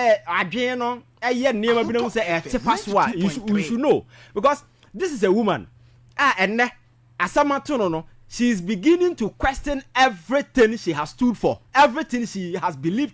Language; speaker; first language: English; non-native, local second language; Akan